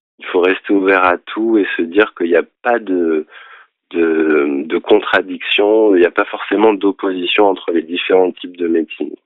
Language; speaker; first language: French; native; French